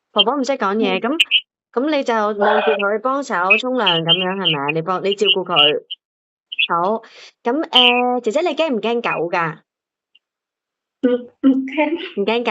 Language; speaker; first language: Chinese; native; Chinese